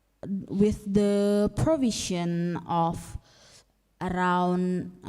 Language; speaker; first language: English; non-native, learner; Indonesian